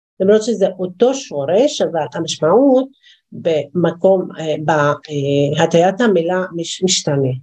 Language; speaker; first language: Hebrew; non-native, local second language; Arabic